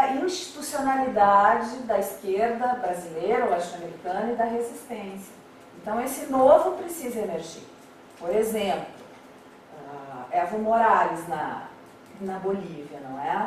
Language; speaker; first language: Portuguese; native; Portuguese